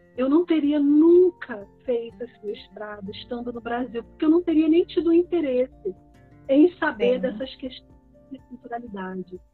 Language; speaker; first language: Portuguese; native; Portuguese